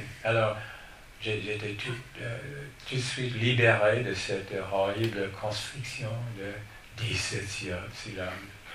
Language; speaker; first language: French; non-native, fluent; English